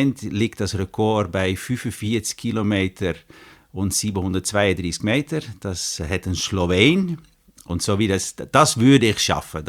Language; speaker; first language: German; non-native, fluent; Dutch